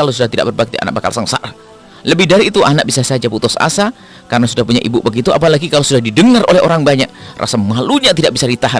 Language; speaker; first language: Indonesian; native; Indonesian